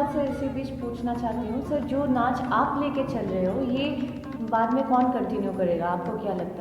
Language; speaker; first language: Hindi; non-native, local second language; Assamese